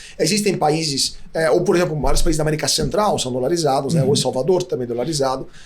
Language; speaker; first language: Portuguese; non-native, fluent; Italian